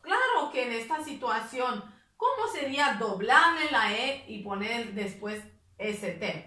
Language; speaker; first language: Spanish; native; Spanish